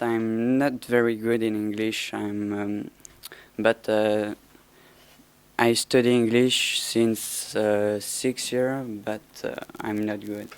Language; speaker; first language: English; non-native, learner; French